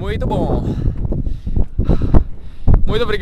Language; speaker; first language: Portuguese; non-native, learner; Greek